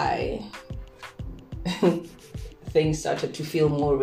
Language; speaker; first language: English; non-native, local second language; Zulu